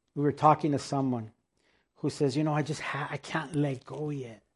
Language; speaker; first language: English; early bilingual, other home language; Spanish